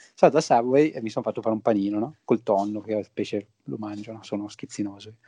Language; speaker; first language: Italian; native; Italian